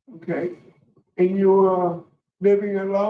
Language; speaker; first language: English; native; English